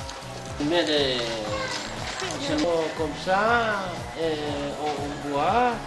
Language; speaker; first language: French; non-native, learner; Indonesian